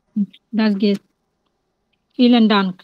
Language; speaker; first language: German; non-native, learner; Bangla